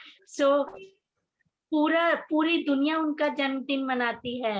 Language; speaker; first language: Hindi; native; Hindi